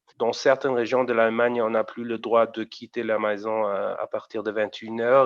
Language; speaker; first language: French; non-native, fluent; German